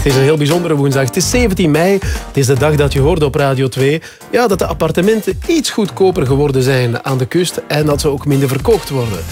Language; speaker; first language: Dutch; native; Dutch